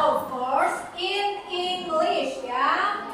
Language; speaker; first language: English; non-native, fluent; Indonesian